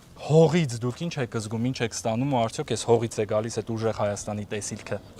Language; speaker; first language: Armenian; native; Armenian